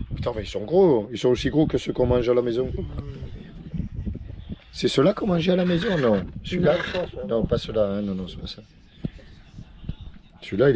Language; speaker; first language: French; native; French